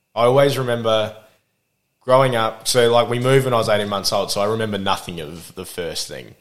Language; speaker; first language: English; native; English